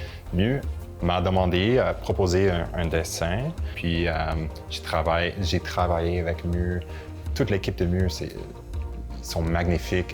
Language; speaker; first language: French; non-native, local second language; English